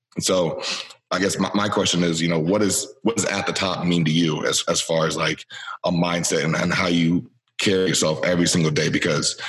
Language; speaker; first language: English; native; English